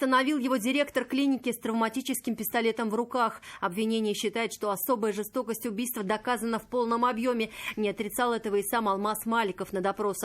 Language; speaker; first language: Russian; native; Russian